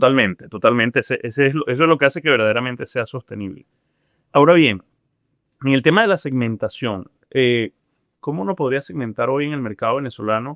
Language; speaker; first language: Spanish; native; Spanish